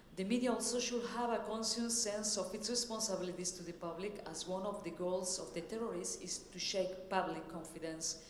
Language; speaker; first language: English; non-native, fluent; Spanish